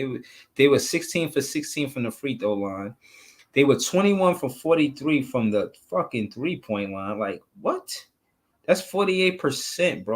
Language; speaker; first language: English; native; English